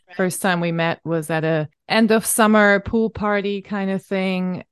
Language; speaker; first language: English; non-native, fluent; German